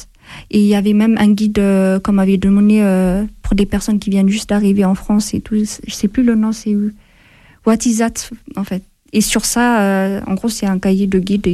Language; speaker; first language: French; non-native, fluent; Amharic